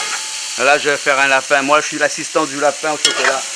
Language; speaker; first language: French; native; French